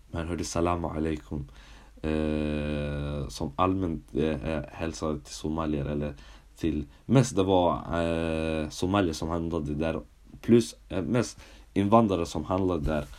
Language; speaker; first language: Swedish; early bilingual, other home language; Somali